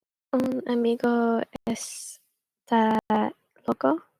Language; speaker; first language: Spanish; non-native, learner; English